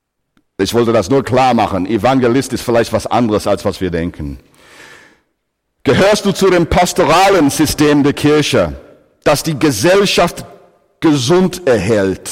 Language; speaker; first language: German; non-native, fluent; English